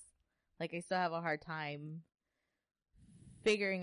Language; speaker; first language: English; early bilingual, other home language; Spanish